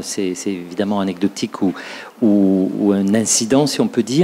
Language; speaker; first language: French; native; French